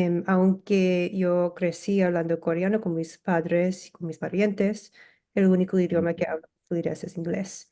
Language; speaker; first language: Spanish; early bilingual, heritage; English